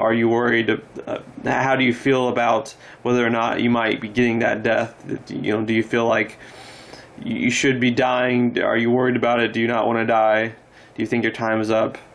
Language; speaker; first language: English; native; English